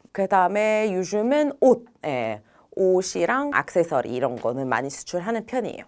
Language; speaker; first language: Korean; non-native, fluent; Arabic